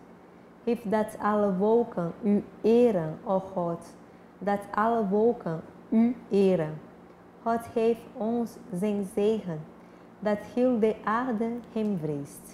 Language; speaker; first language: Dutch; non-native, fluent; Portuguese